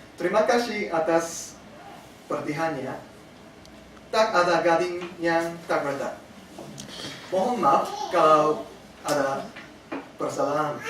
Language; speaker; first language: Indonesian; non-native, learner; Korean